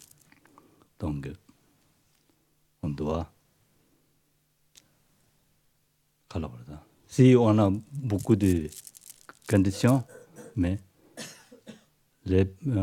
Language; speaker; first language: French; non-native, learner; Tibetan